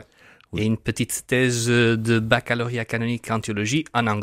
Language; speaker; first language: French; non-native, fluent; Portuguese